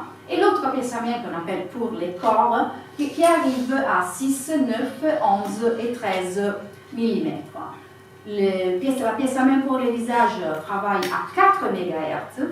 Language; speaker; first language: French; non-native, fluent; Italian